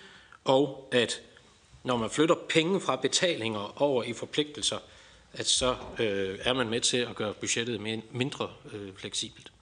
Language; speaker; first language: Danish; native; Danish